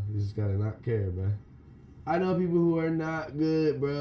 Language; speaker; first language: English; native; English